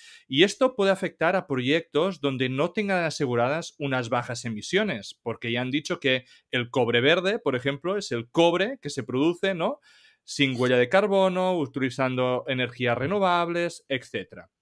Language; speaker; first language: Spanish; native; Spanish